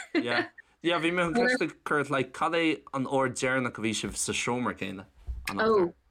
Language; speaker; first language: Irish; non-native, local second language; English